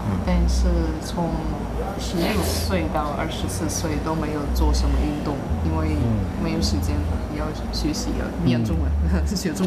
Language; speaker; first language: Chinese; non-native, fluent; Russian